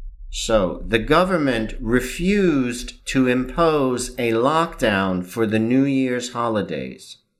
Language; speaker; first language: English; native; English